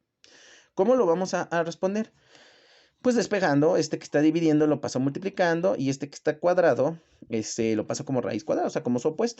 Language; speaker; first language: Spanish; native; Spanish